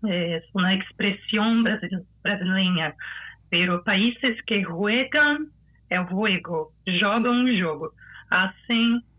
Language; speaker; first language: Spanish; non-native, fluent; Portuguese